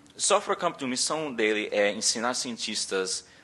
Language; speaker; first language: Portuguese; early bilingual, other home language; English